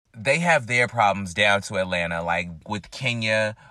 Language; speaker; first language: English; native; English